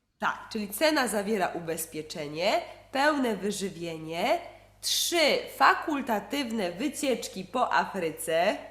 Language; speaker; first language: Polish; native; Polish